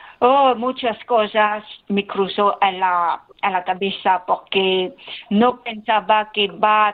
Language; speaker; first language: Spanish; non-native, learner; Khmer